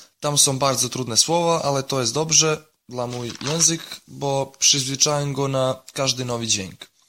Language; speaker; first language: Polish; non-native, learner; Serbian